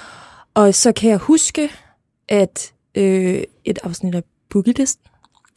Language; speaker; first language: Danish; native; Danish